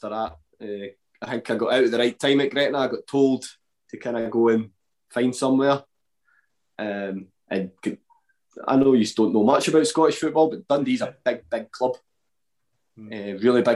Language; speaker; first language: English; native; English